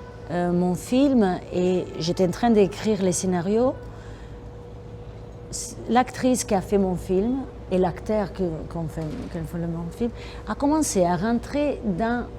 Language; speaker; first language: French; non-native, fluent; Italian